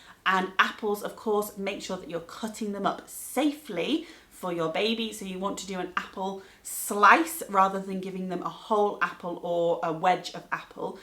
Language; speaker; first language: English; native; English